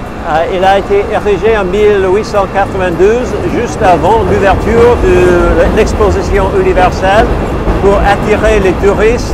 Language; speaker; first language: French; non-native, fluent; English